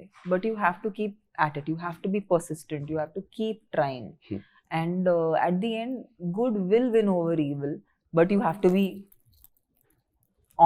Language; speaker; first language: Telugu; non-native, fluent; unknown